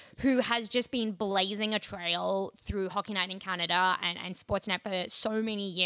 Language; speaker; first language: English; native; English